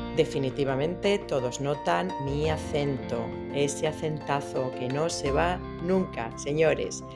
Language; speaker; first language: Spanish; native; Spanish